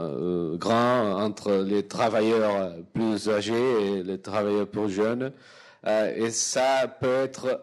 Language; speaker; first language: French; non-native, fluent; Portuguese